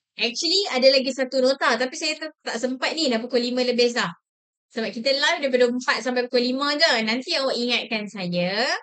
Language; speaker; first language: Malay; native; Malay